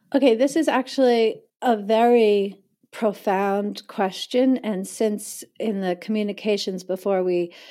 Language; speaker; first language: English; native; English